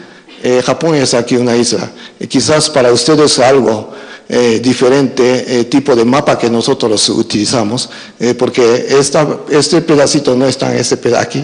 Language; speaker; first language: Spanish; non-native, fluent; Japanese